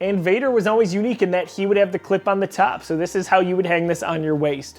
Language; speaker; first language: English; native; English